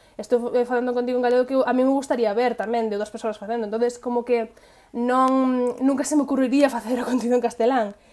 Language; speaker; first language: Galician; native; Galician